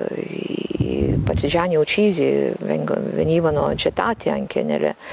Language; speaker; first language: Italian; non-native, fluent; Lithuanian